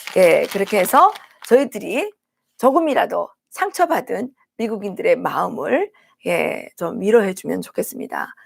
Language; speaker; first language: Korean; native; Korean